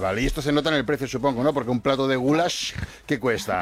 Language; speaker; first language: Spanish; native; Spanish